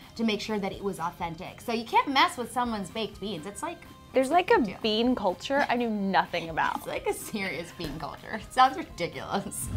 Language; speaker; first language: English; native; English